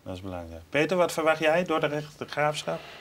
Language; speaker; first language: Dutch; native; Dutch